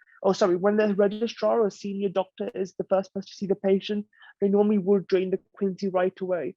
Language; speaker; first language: English; native; English